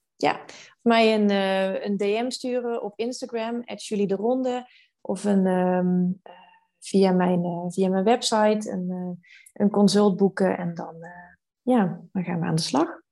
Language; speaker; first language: Dutch; native; Dutch